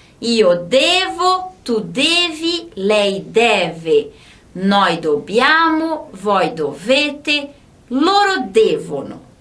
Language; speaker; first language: Italian; non-native, fluent; Portuguese